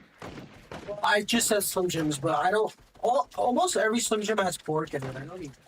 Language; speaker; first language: English; native; English